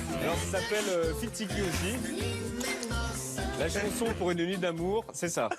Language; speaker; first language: French; native; French